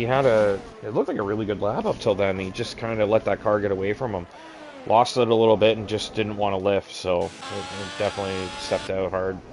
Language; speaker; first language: English; native; English